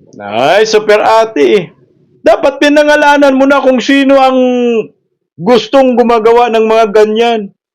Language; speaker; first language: Filipino; non-native, local second language; Cebuano